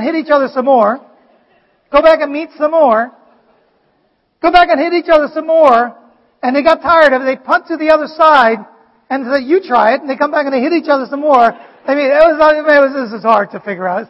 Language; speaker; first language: English; non-native, fluent; Vietnamese